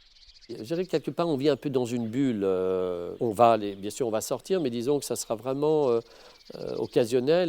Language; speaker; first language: French; native; French